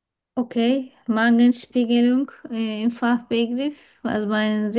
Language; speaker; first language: German; non-native, fluent; Turkish